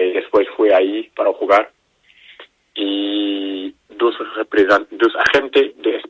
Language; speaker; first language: Spanish; non-native, learner; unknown